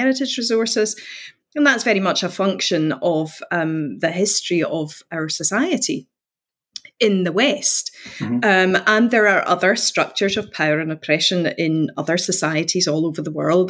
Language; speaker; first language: English; native; English